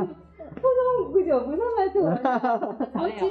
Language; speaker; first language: Korean; native; Korean